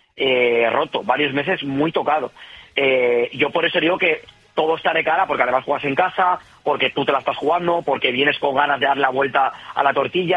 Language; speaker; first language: Spanish; native; Spanish